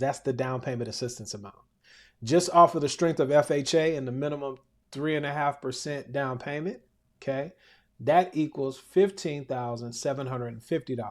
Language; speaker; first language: English; native; English